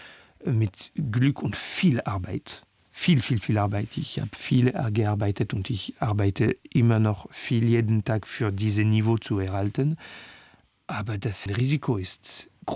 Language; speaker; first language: German; non-native, learner; French